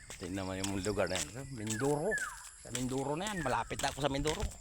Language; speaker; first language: Filipino; native; Filipino